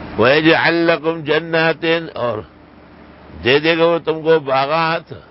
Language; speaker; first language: Urdu; non-native, local second language; Pashto